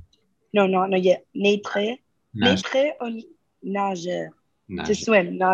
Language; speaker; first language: French; non-native, learner; Spanish